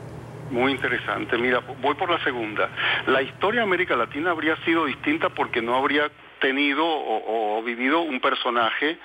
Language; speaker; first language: Spanish; native; Spanish